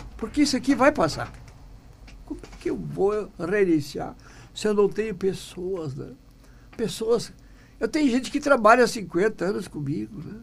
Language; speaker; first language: Portuguese; non-native, local second language; German